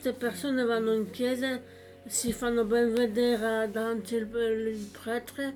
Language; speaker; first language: Italian; non-native, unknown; French